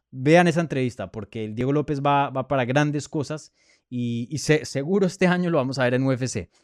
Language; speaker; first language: Spanish; native; Spanish